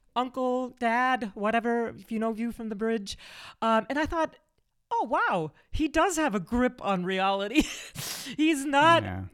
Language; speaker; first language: English; early bilingual, other home language; German